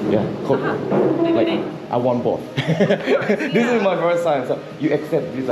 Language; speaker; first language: English; non-native, fluent; Japanese